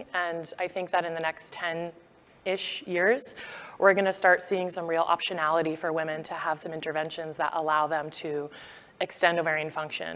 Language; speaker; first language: English; native; English